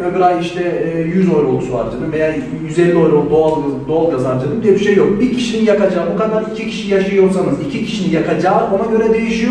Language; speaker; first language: Turkish; native; Turkish